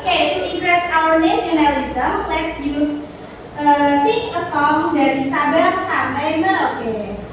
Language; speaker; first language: English; non-native, learner; Indonesian